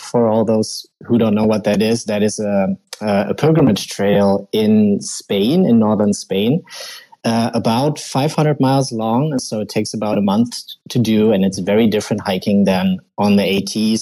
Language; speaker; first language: English; non-native, fluent; German